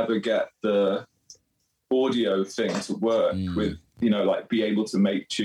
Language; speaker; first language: English; native; English